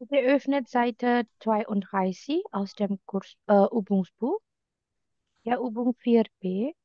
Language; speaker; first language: German; non-native, fluent; Indonesian